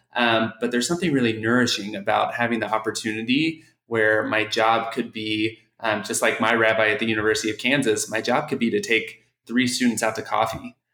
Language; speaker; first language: English; native; English